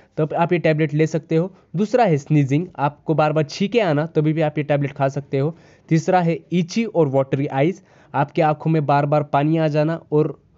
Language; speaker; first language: Hindi; native; Hindi